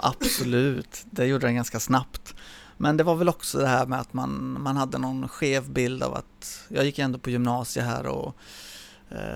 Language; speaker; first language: Swedish; early bilingual, other home language; Spanish